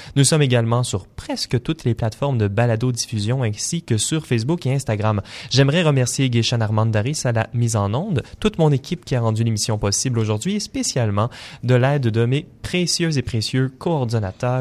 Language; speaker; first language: French; native; French